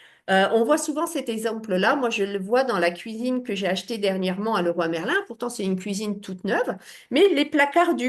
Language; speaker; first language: French; native; French